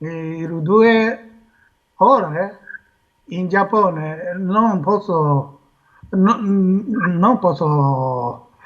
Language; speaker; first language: Italian; non-native, learner; Japanese